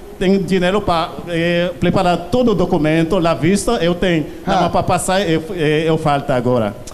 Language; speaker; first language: Portuguese; non-native, learner; Haitian Creole